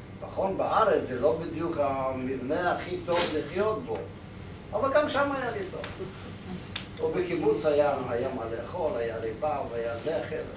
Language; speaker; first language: Hebrew; non-native, fluent; Polish